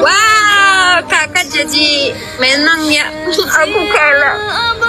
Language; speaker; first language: Indonesian; native; Indonesian